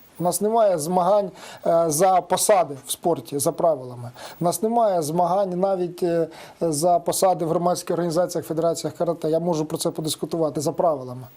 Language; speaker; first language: Ukrainian; native; Ukrainian